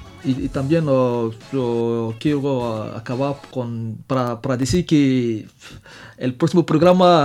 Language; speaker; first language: Spanish; non-native, fluent; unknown